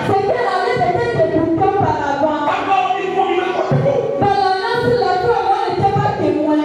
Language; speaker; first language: French; native; French